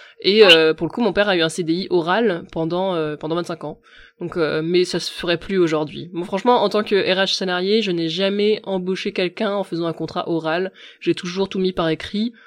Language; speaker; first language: French; native; French